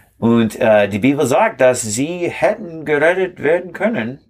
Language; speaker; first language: German; non-native, learner; English